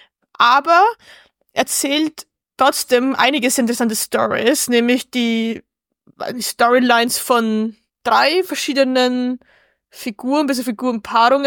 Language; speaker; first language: German; native; German